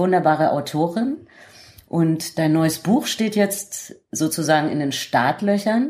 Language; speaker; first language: German; native; German